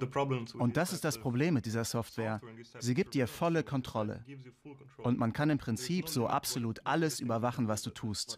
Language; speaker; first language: German; native; German